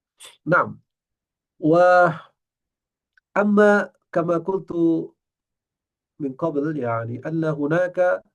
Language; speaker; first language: Arabic; non-native, fluent; Indonesian